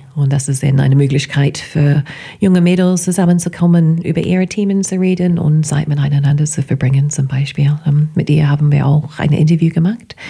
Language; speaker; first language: German; non-native, fluent; English